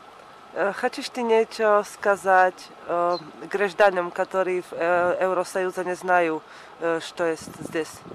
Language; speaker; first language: Russian; non-native, learner; Slovak